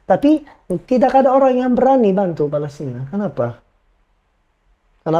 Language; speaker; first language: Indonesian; non-native, fluent; Arabic